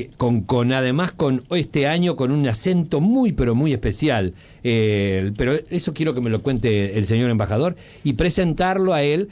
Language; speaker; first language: Spanish; native; Spanish